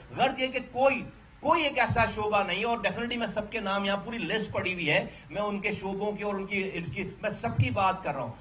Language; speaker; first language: Urdu; native; Urdu